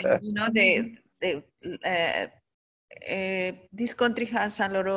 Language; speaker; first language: English; non-native, learner; Spanish